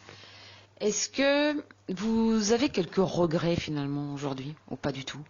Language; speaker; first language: French; native; French